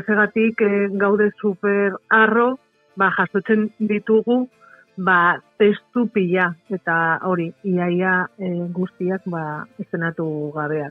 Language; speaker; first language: Basque; non-native, local second language; Spanish